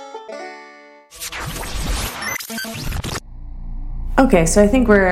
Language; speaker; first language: English; native; English